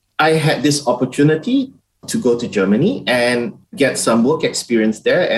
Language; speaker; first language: English; native; English